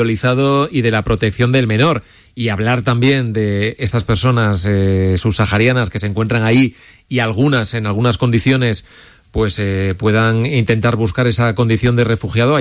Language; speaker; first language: Spanish; native; Spanish